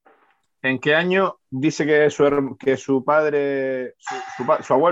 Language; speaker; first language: Spanish; native; Spanish